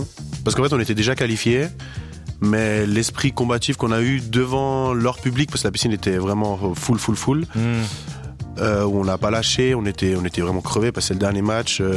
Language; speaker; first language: French; native; French